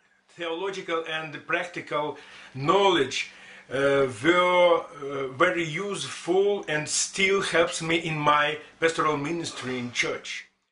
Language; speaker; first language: English; non-native, fluent; Russian